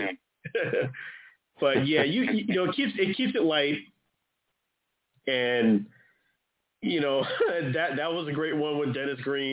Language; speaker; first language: English; native; English